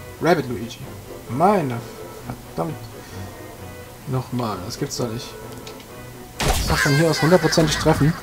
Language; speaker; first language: German; native; German